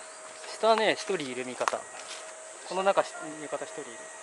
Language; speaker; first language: Japanese; native; Japanese